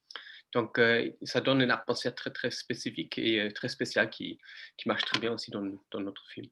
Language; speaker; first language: French; non-native, fluent; English